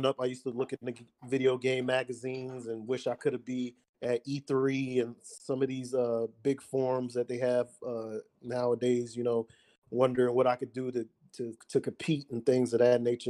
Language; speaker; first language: English; native; English